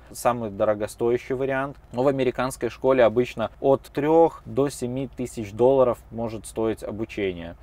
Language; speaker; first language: Russian; native; Russian